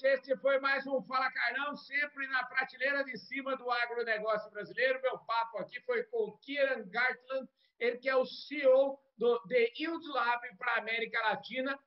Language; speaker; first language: Portuguese; native; Portuguese